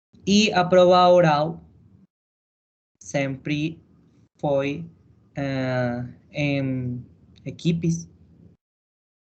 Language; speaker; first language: Portuguese; non-native, learner; Spanish